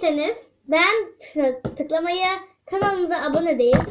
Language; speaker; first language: Turkish; native; Turkish